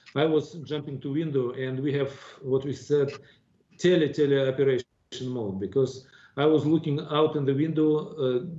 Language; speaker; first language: English; non-native, fluent; Russian